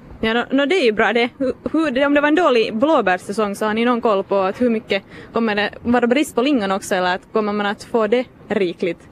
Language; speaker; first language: Swedish; native; Swedish